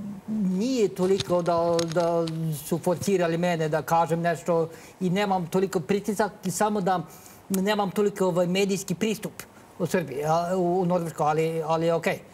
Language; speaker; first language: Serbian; non-native, learner; Norwegian